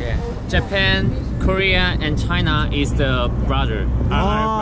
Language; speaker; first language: English; non-native, learner; Japanese